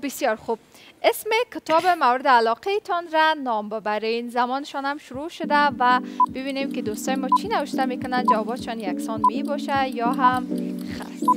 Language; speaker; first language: Persian; native; Persian